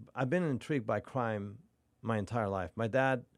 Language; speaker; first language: English; non-native, fluent; Norwegian